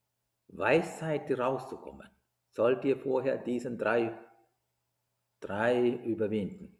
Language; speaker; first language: German; non-native, fluent; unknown